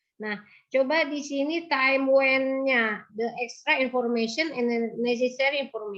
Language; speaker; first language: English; non-native, learner; Indonesian